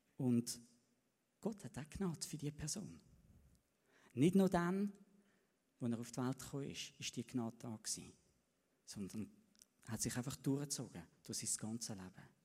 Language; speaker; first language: German; native; German